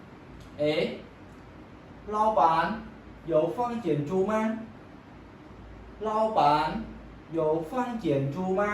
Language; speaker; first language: Chinese; non-native, fluent; Khmer